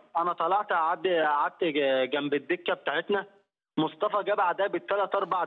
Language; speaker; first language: Arabic; native; Arabic